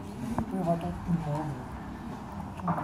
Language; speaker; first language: French; non-native, local second language; Arabic